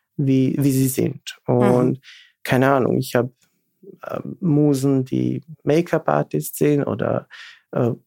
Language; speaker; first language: German; non-native, fluent; Serbian